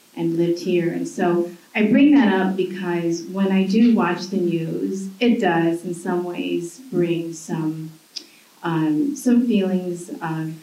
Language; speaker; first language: English; early bilingual, other home language; Spanish